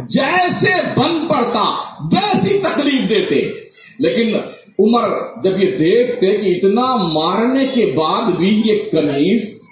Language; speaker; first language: Urdu; native; Urdu